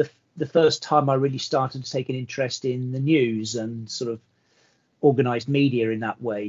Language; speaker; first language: English; native; English